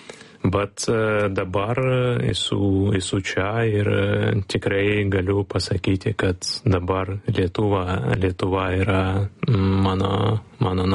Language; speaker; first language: Lithuanian; non-native, learner; Ukrainian